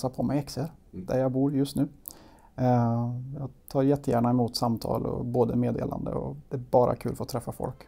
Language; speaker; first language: Swedish; native; Swedish